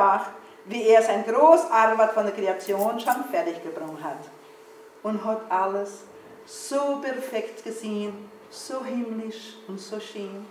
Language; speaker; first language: German; early bilingual, heritage; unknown